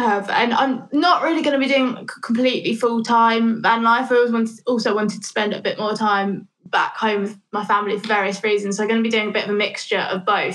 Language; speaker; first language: English; native; English